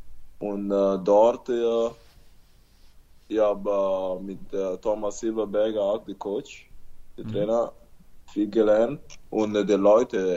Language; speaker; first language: German; non-native, learner; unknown